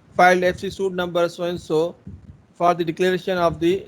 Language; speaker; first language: English; non-native, local second language; Urdu